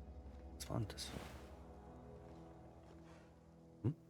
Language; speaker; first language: German; native; German